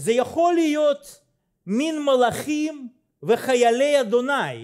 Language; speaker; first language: Hebrew; non-native, fluent; Russian